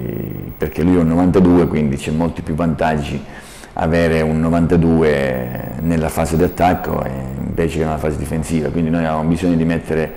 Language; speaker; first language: Italian; native; Italian